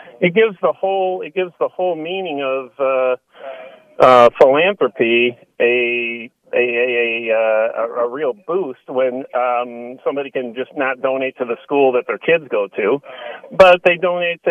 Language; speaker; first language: English; native; English